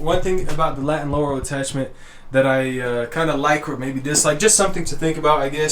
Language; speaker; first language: English; native; English